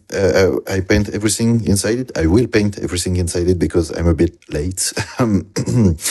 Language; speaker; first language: English; non-native, learner; French